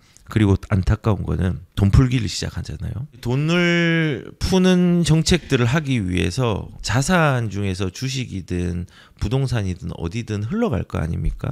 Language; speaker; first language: Korean; native; Korean